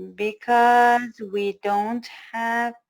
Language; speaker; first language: English; non-native, learner; Persian